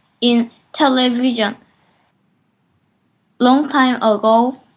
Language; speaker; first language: English; non-native, learner; Korean